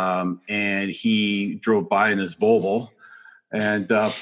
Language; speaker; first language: English; native; English